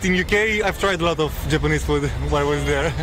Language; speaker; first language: English; non-native, fluent; Romanian